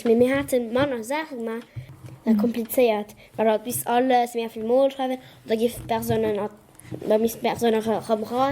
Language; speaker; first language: German; non-native, local second language; Luxembourgish